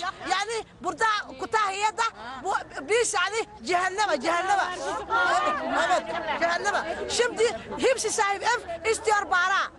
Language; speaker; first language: Turkish; non-native, learner; Somali